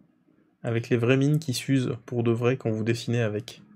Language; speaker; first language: French; native; French